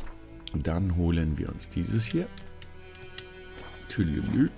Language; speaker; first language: German; native; German